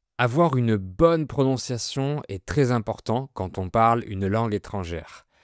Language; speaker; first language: French; native; French